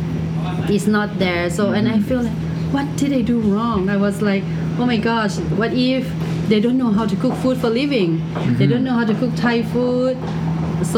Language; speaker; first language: English; non-native, learner; Thai